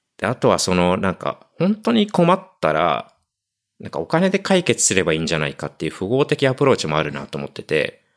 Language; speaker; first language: Japanese; native; Japanese